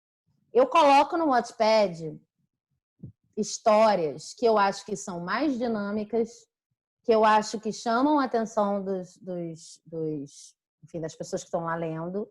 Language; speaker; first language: Portuguese; native; Portuguese